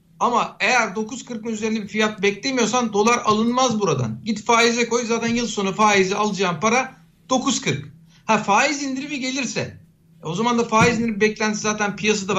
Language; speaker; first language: Turkish; native; Turkish